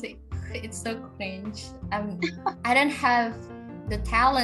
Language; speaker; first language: English; non-native, fluent; Indonesian